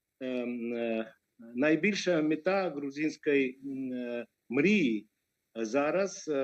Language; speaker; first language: Ukrainian; non-native, fluent; Georgian